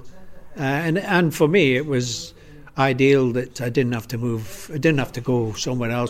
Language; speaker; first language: English; native; English